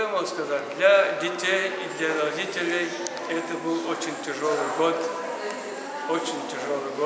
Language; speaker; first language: Russian; non-native, local second language; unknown